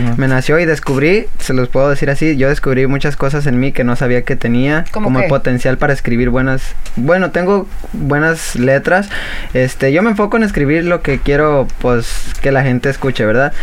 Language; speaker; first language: Spanish; native; Spanish